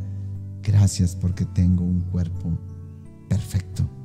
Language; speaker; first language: Spanish; native; Spanish